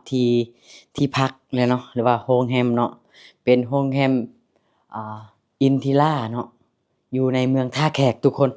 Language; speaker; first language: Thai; non-native, local second language; Lao